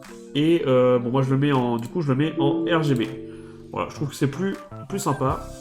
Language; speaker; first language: French; native; French